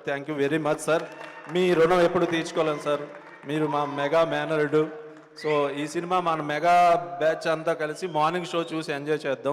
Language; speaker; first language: Telugu; native; Telugu